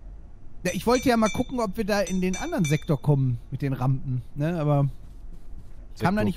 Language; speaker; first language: German; native; German